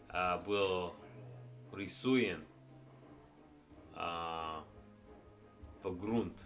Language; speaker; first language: Russian; non-native, learner; English